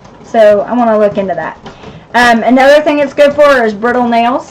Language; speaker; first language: English; native; English